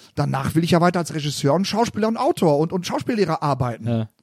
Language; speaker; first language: German; native; German